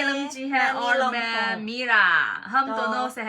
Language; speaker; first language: Hindi; non-native, fluent; Chinese